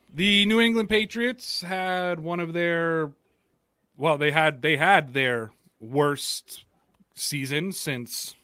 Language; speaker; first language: English; native; English